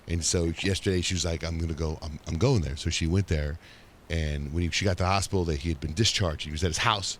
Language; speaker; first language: English; native; English